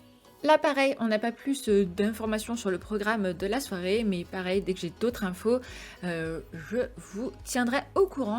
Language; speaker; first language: French; native; French